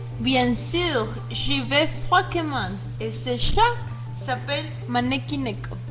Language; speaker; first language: French; non-native, learner; Spanish